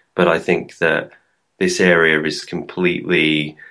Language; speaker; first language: English; native; English